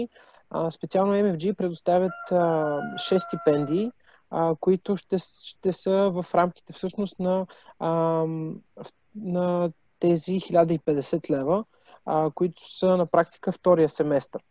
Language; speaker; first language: Bulgarian; native; Bulgarian